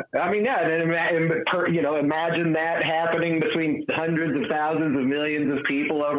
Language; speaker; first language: English; native; English